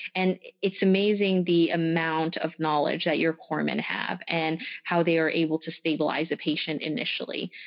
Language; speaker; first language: English; early bilingual, other home language; French